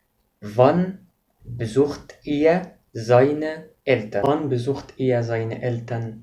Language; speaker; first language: German; non-native, fluent; Arabic